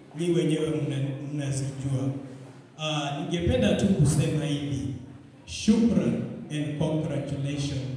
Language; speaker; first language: Swahili; non-native, local second language; Kamba